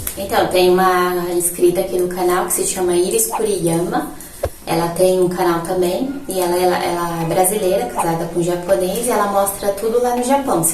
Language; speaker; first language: Portuguese; native; Portuguese